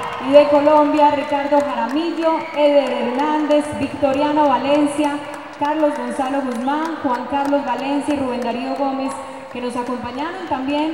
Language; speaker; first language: Spanish; native; Spanish